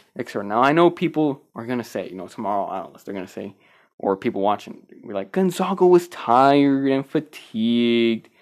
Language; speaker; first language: English; early bilingual, other home language; Spanish